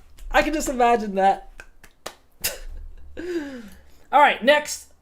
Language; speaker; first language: English; native; English